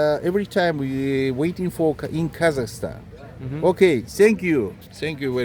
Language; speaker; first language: English; non-native, learner; Kazakh